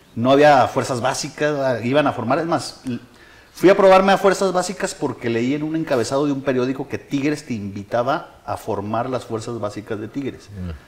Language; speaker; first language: Spanish; native; Spanish